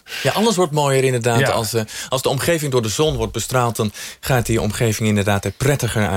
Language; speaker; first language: Dutch; native; Dutch